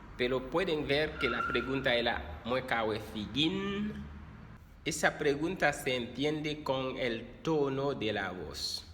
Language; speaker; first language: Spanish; non-native, fluent; Haitian Creole